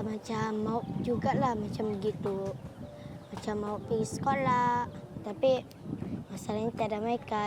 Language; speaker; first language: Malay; non-native, local second language; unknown